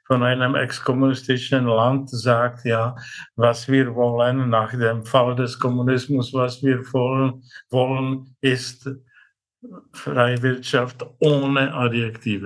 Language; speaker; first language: German; non-native, fluent; Czech